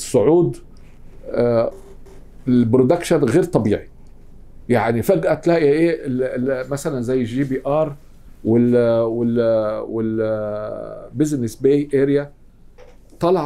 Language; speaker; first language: Arabic; native; Arabic